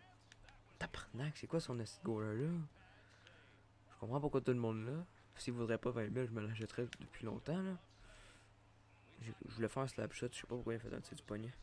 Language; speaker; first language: French; native; French